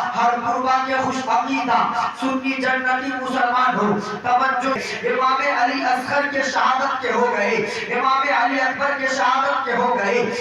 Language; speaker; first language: Urdu; native; Urdu